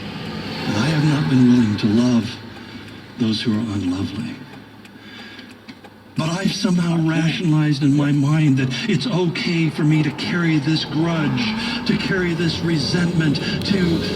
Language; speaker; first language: English; native; English